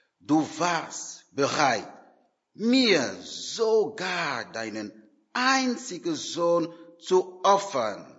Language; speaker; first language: German; non-native, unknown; French